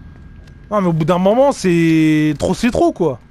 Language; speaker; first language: French; native; French